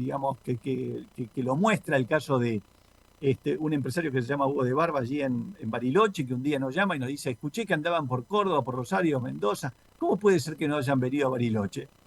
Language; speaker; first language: Spanish; native; Spanish